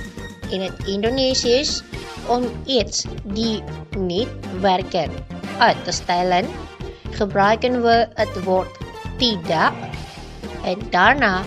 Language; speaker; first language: Dutch; non-native, learner; Indonesian